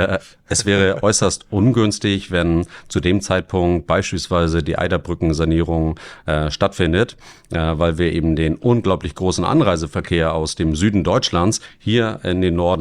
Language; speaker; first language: German; native; German